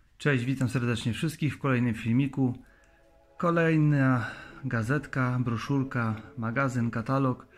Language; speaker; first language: Polish; native; Polish